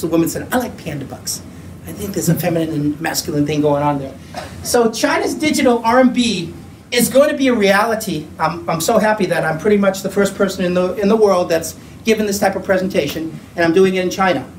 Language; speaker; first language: English; native; English